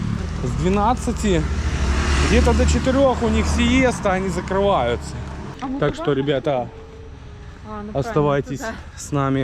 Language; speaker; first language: Russian; native; Russian